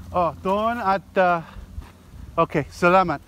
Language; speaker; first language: Filipino; non-native, learner; English